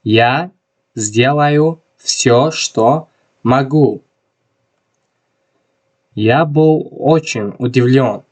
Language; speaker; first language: Russian; non-native, local second language; Tajik